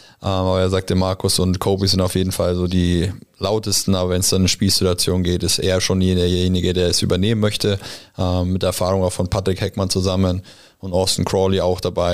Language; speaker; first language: German; native; German